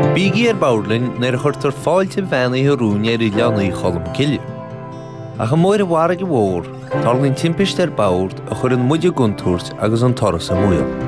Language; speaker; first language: Irish; native; Irish